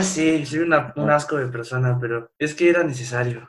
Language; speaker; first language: Spanish; native; Spanish